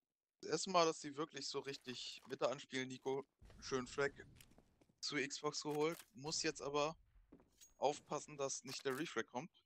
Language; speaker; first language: German; native; German